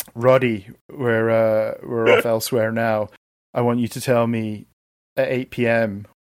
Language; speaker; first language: English; native; English